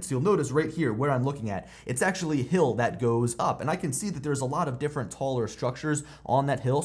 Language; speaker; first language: English; native; English